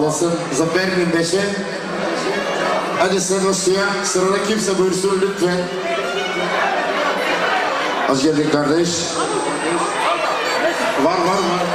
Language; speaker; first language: Bulgarian; non-native, local second language; Turkish